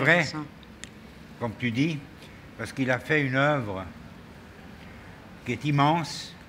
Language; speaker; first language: French; non-native, fluent; German